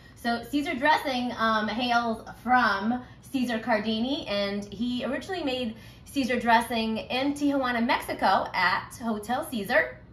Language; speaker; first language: English; early bilingual, other home language; Portuguese